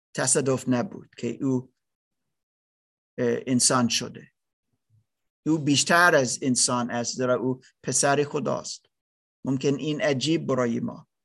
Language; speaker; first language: Persian; non-native, learner; German